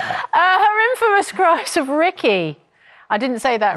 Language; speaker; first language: English; native; English